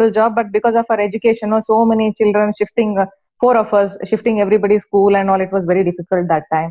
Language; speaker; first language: English; non-native, local second language; Kannada